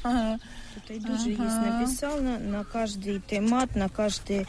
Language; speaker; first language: Polish; non-native, learner; Ukrainian